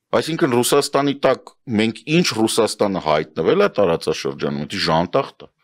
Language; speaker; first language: Armenian; native; Armenian